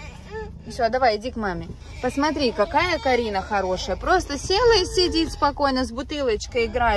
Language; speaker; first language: Russian; native; Russian